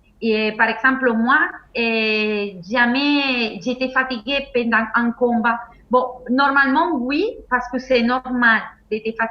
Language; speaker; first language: French; non-native, fluent; Spanish